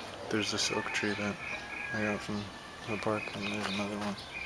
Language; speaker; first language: English; native; English